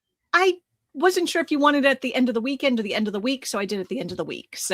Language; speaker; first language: English; native; English